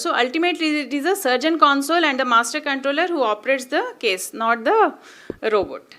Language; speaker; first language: English; non-native, local second language; Telugu